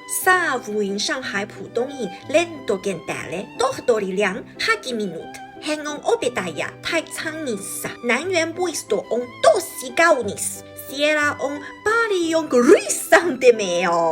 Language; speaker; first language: Finnish; non-native, learner; Chinese